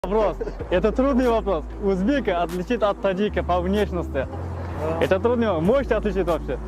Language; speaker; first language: Russian; non-native, fluent; Uzbek